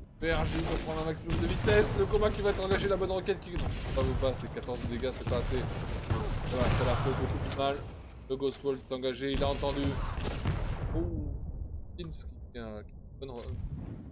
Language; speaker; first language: French; native; French